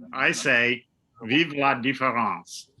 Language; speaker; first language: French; non-native, learner; English